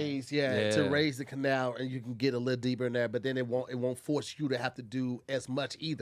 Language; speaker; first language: English; native; English